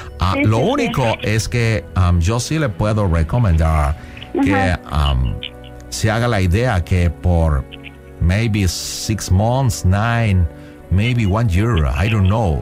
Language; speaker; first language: Spanish; non-native, local second language; English